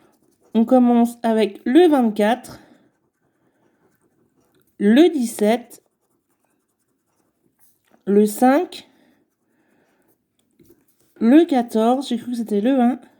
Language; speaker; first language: French; native; French